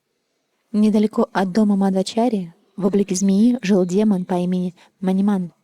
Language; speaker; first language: Russian; native; Russian